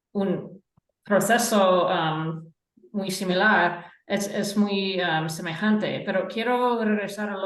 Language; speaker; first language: Spanish; non-native, fluent; English